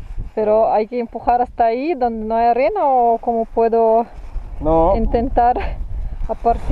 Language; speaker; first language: Spanish; non-native, fluent; Italian